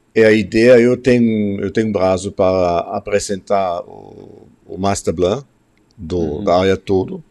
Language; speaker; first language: Portuguese; non-native, fluent; German